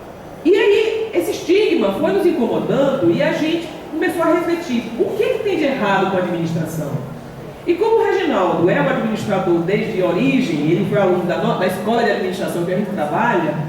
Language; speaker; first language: Portuguese; native; Portuguese